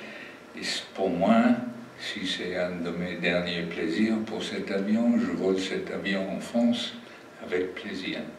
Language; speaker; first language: French; non-native, fluent; English